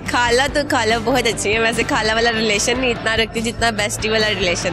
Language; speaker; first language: Hindi; non-native, local second language; Punjabi